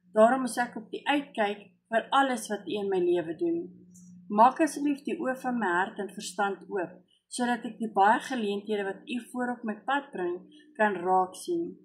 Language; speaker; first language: Afrikaans; non-native, local second language; English